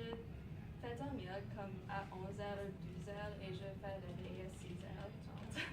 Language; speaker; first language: French; non-native, learner; English